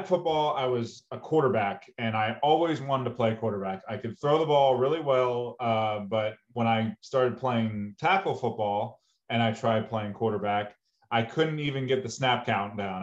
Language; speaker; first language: English; native; English